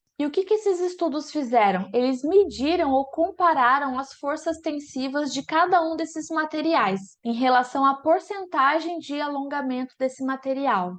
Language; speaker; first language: Portuguese; native; Portuguese